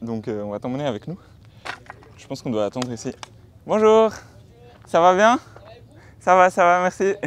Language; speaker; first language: French; native; French